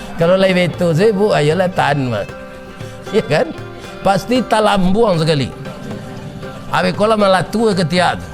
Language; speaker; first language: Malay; non-native, local second language; Minangkabau